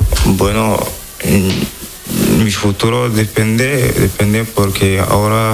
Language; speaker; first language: Spanish; non-native, learner; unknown